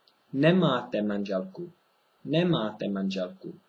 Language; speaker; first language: Czech; non-native, fluent; English